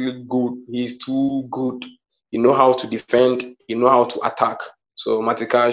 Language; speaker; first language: English; non-native, local second language; Akan